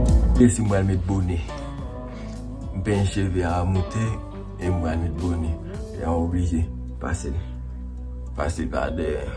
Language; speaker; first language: French; non-native, learner; Haitian Creole